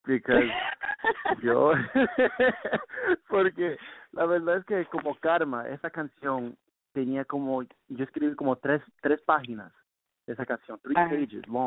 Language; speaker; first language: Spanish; early bilingual, heritage; Spanish